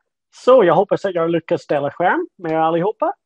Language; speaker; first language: Swedish; non-native, fluent; English